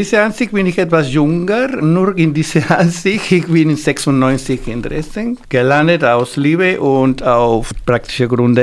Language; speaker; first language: German; non-native, fluent; Spanish